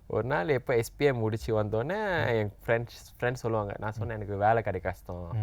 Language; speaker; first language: Tamil; non-native, local second language; Malay